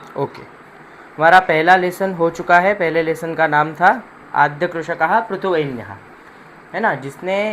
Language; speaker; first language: Hindi; non-native, local second language; Marathi